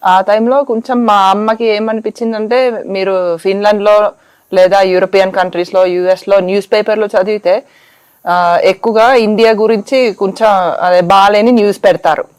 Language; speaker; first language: Telugu; non-native, fluent; Finnish